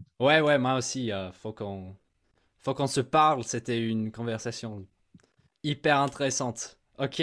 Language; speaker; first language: French; non-native, fluent; English